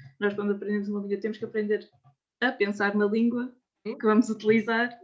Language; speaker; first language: Portuguese; native; Portuguese